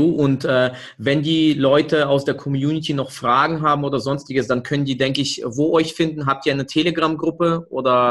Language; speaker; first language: German; native; German